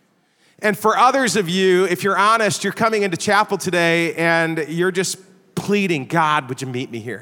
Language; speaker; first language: English; native; English